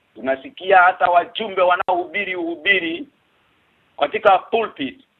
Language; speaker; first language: Swahili; native; Swahili